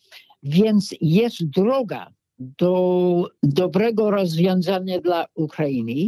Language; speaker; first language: Polish; non-native, fluent; English